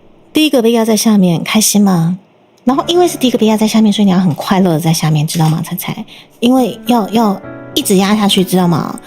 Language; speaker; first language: Chinese; native; Chinese